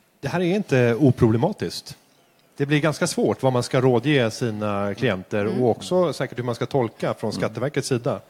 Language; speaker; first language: Swedish; native; Swedish